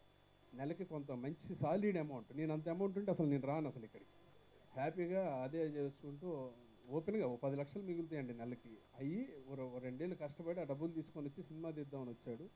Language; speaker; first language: Telugu; native; Telugu